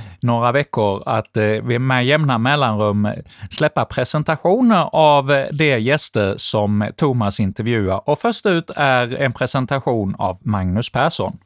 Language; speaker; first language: Swedish; native; Swedish